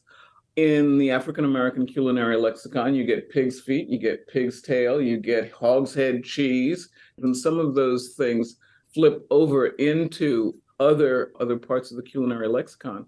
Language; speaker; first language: English; native; English